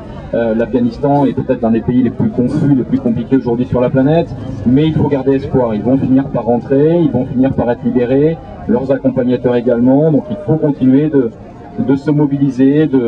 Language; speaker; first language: French; native; French